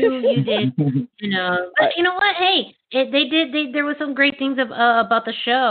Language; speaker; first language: English; non-native, fluent; Spanish